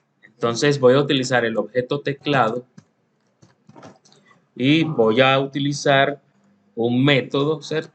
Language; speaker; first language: Spanish; native; Spanish